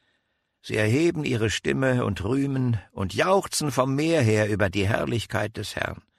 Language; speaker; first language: German; native; German